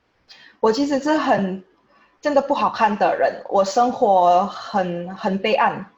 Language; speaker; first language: Chinese; non-native, fluent; Indonesian